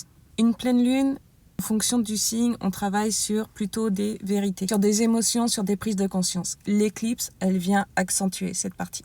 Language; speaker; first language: French; native; French